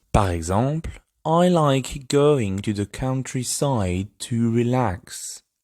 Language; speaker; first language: English; non-native, fluent; French